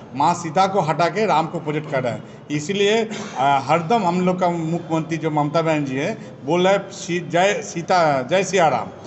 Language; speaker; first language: Hindi; non-native, local second language; Bangla